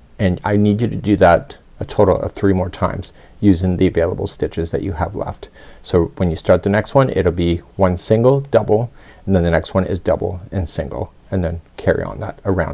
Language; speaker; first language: English; native; English